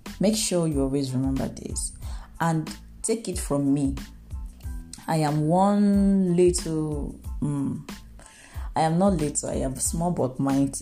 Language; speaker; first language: English; non-native, local second language; Igbo